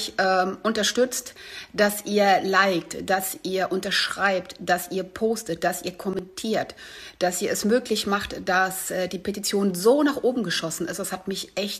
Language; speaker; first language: German; native; German